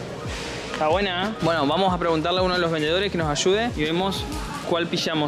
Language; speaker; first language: Spanish; native; Spanish